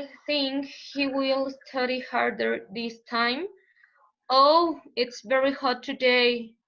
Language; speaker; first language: English; non-native, learner; Spanish